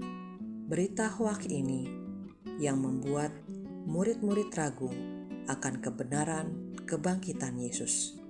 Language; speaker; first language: Indonesian; native; Indonesian